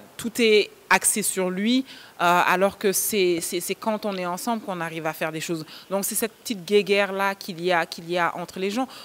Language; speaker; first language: French; non-native, local second language; Wolof